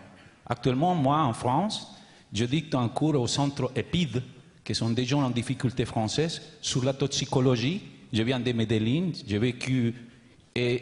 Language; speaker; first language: French; non-native, learner; Spanish